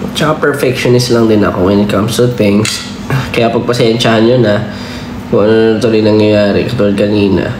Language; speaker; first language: Filipino; native; Filipino